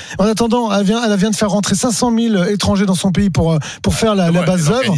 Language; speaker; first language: French; native; French